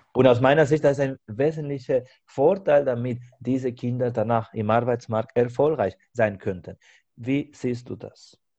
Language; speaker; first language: German; non-native, fluent; Spanish